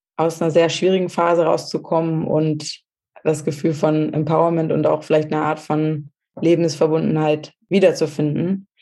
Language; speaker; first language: German; native; German